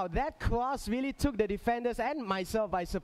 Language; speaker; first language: English; native; English